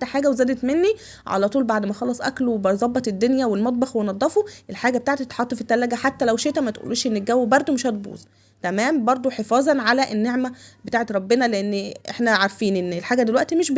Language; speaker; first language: Arabic; native; Arabic